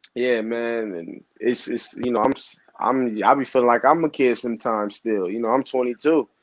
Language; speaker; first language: English; native; English